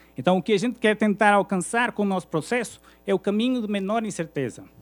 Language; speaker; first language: Portuguese; native; Portuguese